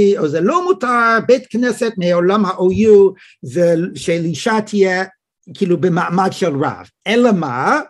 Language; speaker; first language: Hebrew; non-native, fluent; English